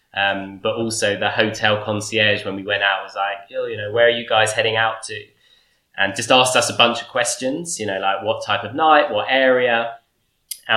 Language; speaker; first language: English; native; English